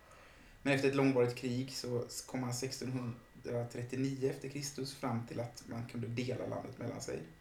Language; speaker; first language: Swedish; native; Swedish